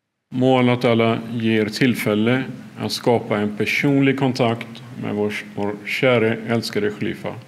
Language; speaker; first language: Swedish; early bilingual, other home language; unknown